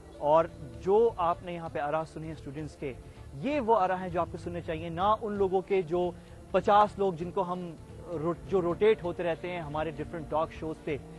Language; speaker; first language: Urdu; native; Urdu